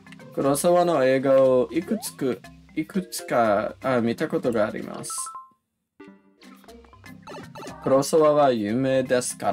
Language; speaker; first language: Japanese; non-native, learner; English